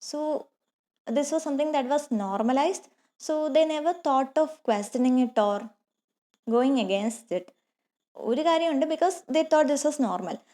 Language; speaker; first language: English; non-native, local second language; Malayalam